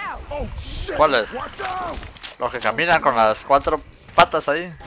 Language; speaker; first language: Spanish; native; Spanish